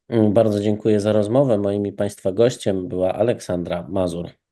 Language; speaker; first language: Polish; native; Polish